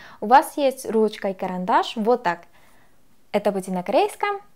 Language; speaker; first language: Russian; non-native, fluent; Korean